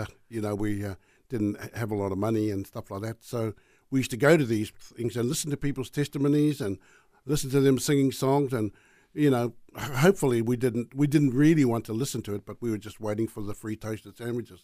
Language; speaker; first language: English; native; English